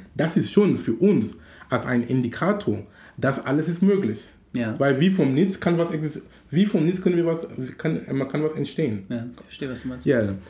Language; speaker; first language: German; non-native, fluent; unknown